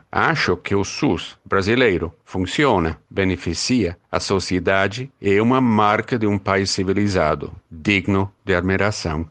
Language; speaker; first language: Portuguese; non-native, fluent; English